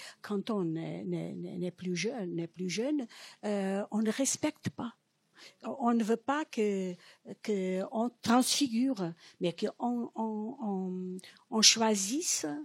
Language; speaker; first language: French; non-native, fluent; Portuguese